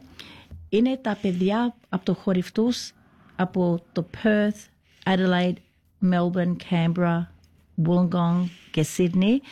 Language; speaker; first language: Greek; early bilingual, heritage; Greek